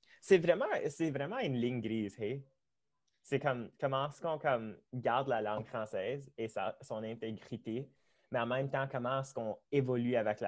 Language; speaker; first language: French; non-native, local second language; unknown